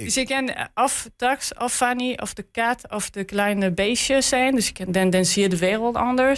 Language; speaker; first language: Dutch; non-native, learner; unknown